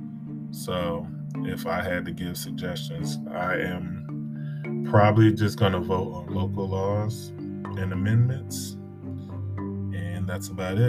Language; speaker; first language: English; native; English